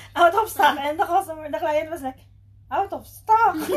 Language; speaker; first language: English; non-native, local second language; Filipino